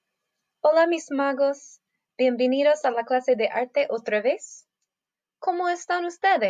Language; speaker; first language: Spanish; non-native, fluent; English